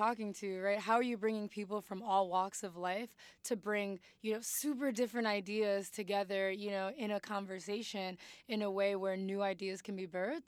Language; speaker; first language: English; native; English